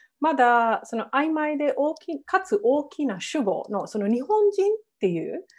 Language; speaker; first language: Japanese; non-native, fluent; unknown